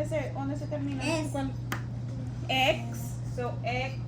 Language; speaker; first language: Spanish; early bilingual, heritage; Spanish